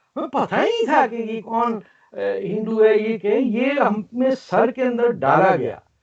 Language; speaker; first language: Urdu; native; Urdu